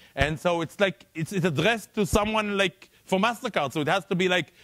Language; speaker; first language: English; non-native, fluent; Hebrew